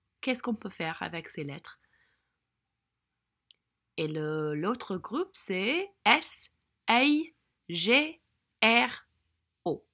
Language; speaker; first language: French; non-native, fluent; English